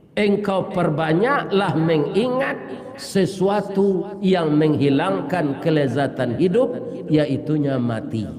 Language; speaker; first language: Malay; non-native, local second language; Minangkabau